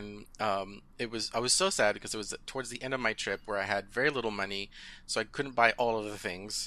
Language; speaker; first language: English; early bilingual, other home language; Spanish